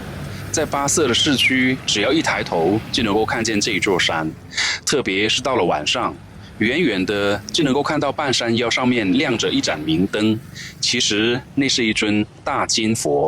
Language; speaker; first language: Chinese; native; Chinese